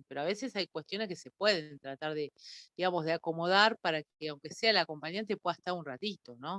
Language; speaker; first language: Spanish; native; Spanish